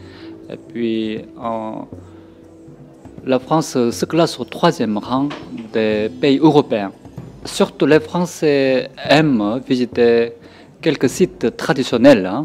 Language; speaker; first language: French; non-native, fluent; Korean